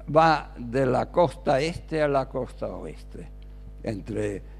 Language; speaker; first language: Spanish; early bilingual, other home language; German